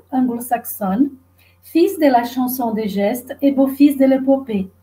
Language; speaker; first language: French; non-native, fluent; Portuguese